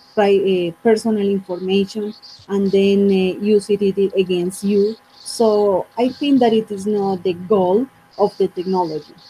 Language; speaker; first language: English; non-native, fluent; Spanish